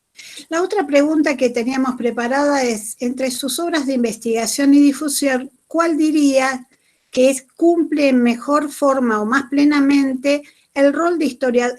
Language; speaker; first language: Spanish; native; Spanish